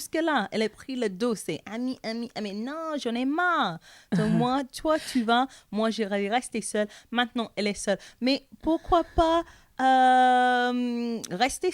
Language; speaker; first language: French; non-native, learner; English